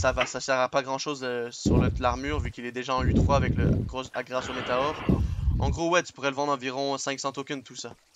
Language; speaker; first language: French; native; French